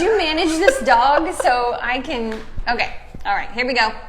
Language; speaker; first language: English; native; English